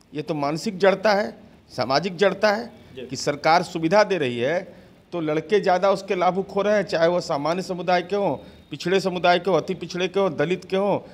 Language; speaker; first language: Hindi; native; Hindi